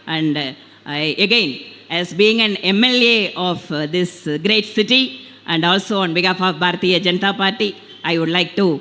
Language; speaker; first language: English; non-native, local second language; Tamil